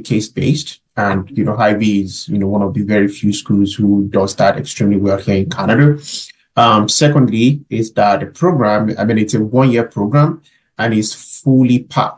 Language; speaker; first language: English; non-native, local second language; Yoruba